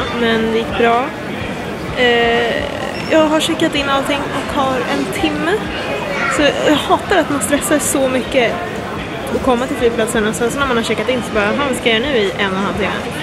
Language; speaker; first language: Swedish; native; Swedish